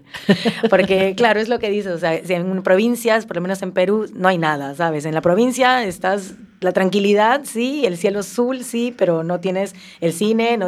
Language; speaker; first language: Spanish; native; Spanish